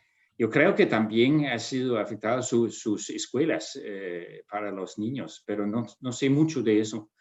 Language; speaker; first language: Spanish; non-native, fluent; Danish